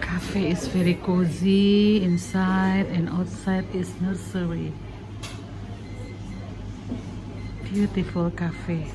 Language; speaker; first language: English; non-native, learner; Indonesian